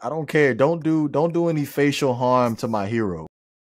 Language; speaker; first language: English; native; English